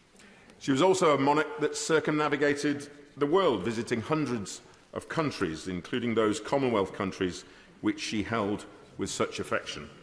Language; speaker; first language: English; native; English